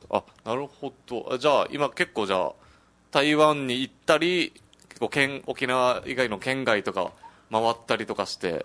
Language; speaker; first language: Japanese; native; Japanese